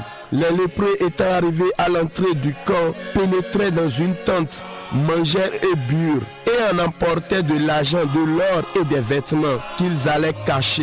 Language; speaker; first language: French; non-native, local second language; Fon